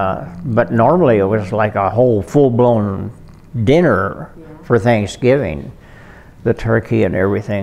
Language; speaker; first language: English; native; English